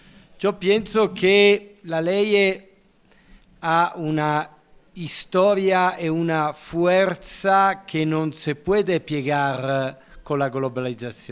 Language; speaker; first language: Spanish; non-native, learner; Italian